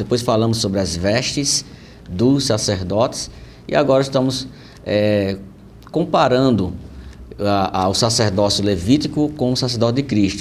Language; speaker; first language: Portuguese; native; Portuguese